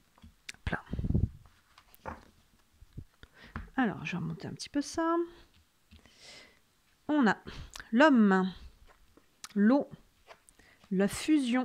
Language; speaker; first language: French; native; French